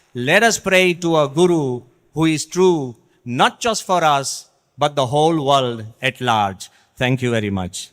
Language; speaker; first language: English; non-native, local second language; Gujarati